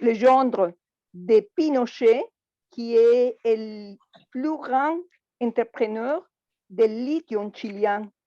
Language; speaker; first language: French; non-native, fluent; Spanish